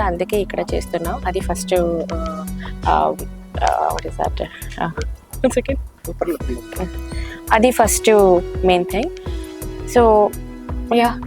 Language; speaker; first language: Telugu; non-native, learner; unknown